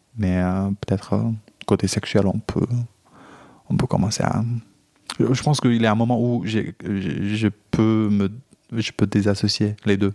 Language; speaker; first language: French; non-native, fluent; Chinese